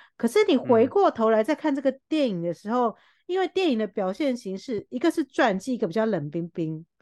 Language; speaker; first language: Chinese; native; Chinese